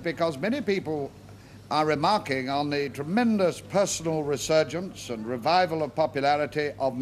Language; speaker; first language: English; native; English